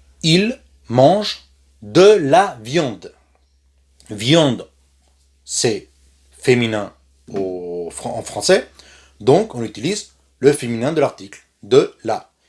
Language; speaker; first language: French; non-native, fluent; Spanish